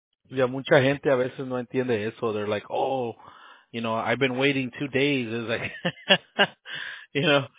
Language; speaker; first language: English; early bilingual, other home language; Spanish